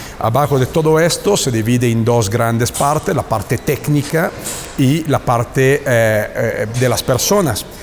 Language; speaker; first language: Spanish; non-native, fluent; Italian